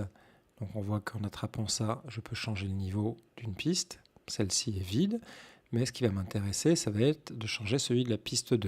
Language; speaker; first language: French; native; French